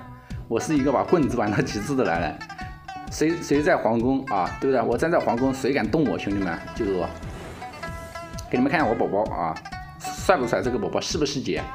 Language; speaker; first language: Chinese; native; Chinese